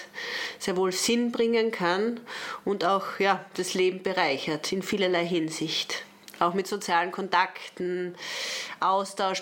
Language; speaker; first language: German; native; German